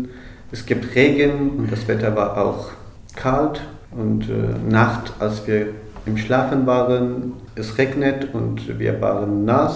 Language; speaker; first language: German; non-native, fluent; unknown